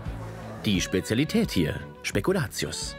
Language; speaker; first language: German; native; German